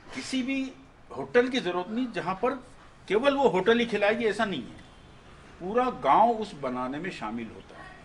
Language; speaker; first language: Hindi; native; Hindi